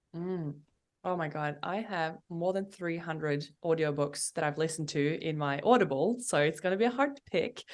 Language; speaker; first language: English; non-native, fluent; Norwegian